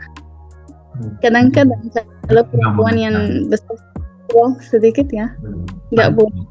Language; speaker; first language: Indonesian; non-native, learner; Arabic